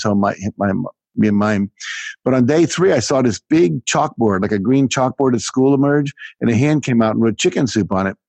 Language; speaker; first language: English; native; English